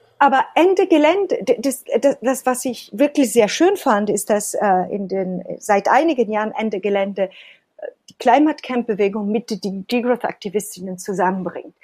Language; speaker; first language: German; non-native, fluent; Italian